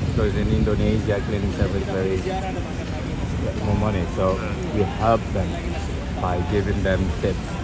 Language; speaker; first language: English; non-native, learner; Indonesian